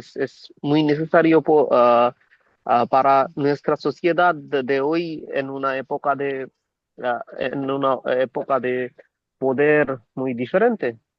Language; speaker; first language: Spanish; non-native, learner; Bangla